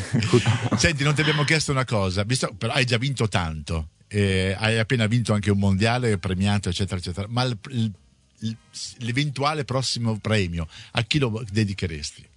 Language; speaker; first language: Italian; native; Italian